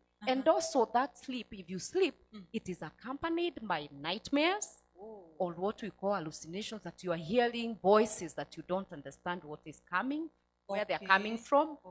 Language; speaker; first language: English; non-native, local second language; Swahili